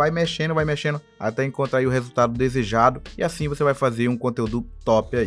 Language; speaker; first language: Portuguese; native; Portuguese